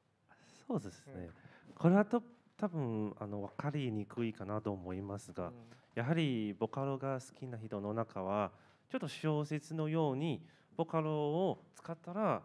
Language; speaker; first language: Japanese; non-native, learner; Chinese